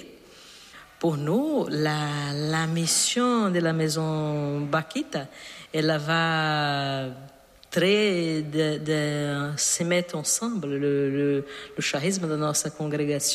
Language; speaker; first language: French; non-native, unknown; Portuguese